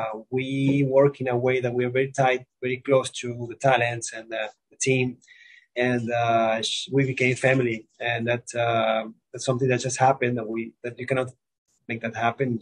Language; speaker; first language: English; non-native, fluent; Spanish